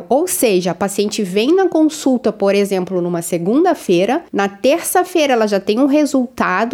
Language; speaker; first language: Portuguese; native; Portuguese